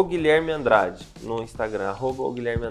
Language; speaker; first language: Portuguese; native; Portuguese